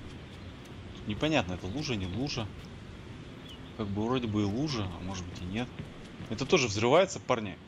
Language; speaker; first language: Russian; native; Russian